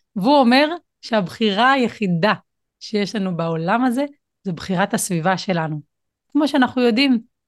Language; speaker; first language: Hebrew; native; Hebrew